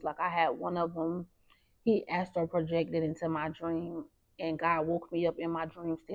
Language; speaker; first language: English; native; English